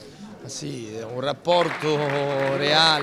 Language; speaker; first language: Italian; native; Italian